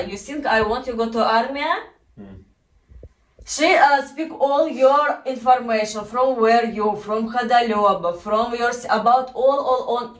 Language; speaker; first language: English; non-native, learner; Russian